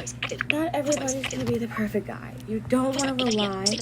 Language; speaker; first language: English; native; English